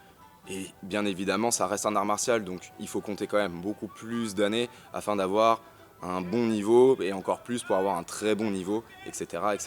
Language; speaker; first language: French; native; French